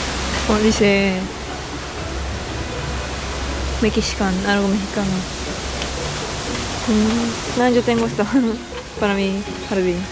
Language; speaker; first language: Spanish; non-native, learner; Japanese